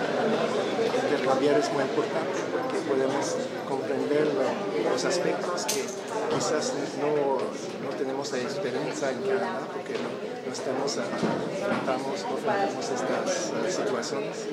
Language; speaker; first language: Spanish; non-native, fluent; French